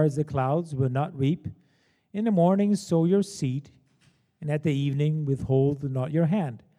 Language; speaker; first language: English; non-native, fluent; Portuguese